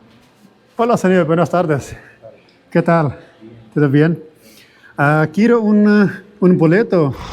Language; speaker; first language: Spanish; non-native, learner; Hindi